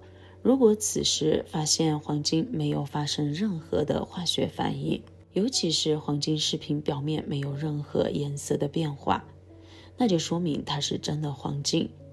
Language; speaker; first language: Chinese; native; Chinese